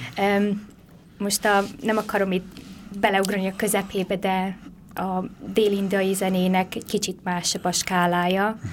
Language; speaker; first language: Hungarian; early bilingual, heritage; Hungarian